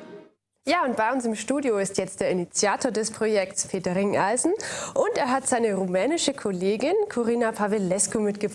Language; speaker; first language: German; native; German